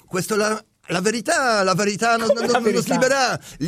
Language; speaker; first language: Italian; non-native, learner; Polish